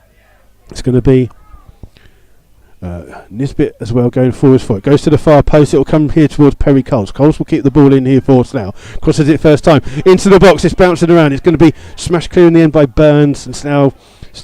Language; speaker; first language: English; native; English